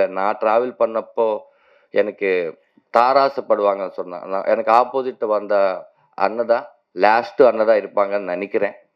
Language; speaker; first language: Tamil; non-native, learner; Telugu